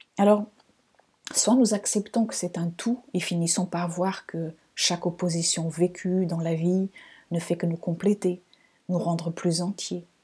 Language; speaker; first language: French; non-native, fluent; Portuguese